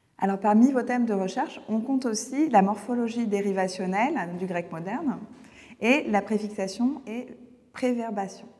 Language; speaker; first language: French; native; French